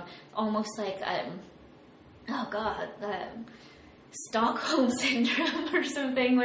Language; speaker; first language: English; native; English